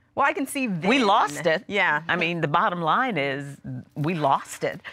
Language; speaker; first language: English; native; English